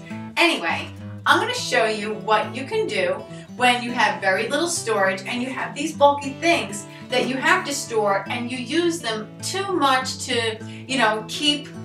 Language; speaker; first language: English; native; English